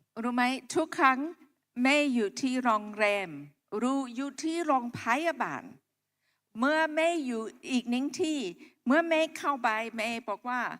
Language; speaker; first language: Thai; non-native, local second language; Akha